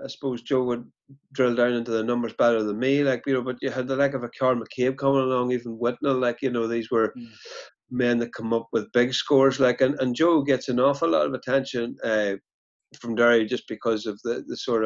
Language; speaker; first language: English; native; English